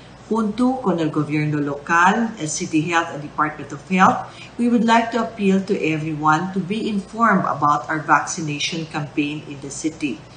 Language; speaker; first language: English; non-native, local second language; Chavacano